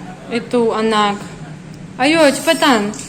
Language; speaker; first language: Indonesian; non-native, learner; Russian